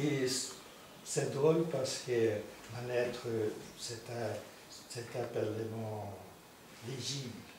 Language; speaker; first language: French; non-native, fluent; Portuguese